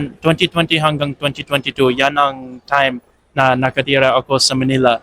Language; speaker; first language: Filipino; non-native, fluent; English